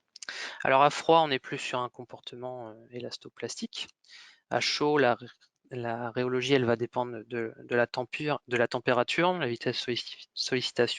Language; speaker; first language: French; native; French